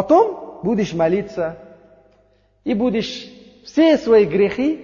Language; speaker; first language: Russian; non-native, learner; Uzbek